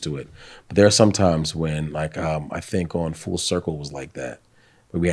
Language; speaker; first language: English; native; English